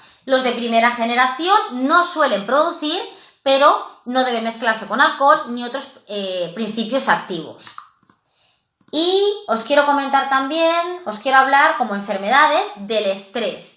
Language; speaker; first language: Spanish; native; Spanish